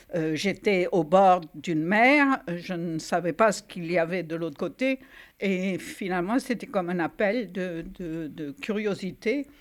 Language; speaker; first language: French; native; French